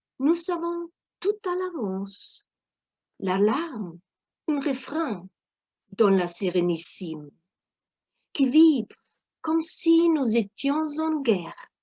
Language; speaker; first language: French; non-native, fluent; German